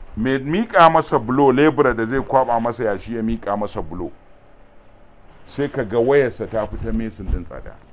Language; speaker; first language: Hausa; native; Hausa